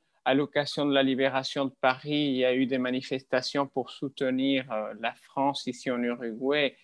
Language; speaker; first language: French; non-native, fluent; Spanish